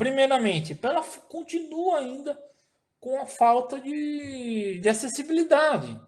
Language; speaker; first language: Portuguese; native; Portuguese